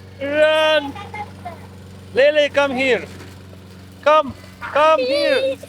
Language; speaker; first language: English; non-native, learner; Polish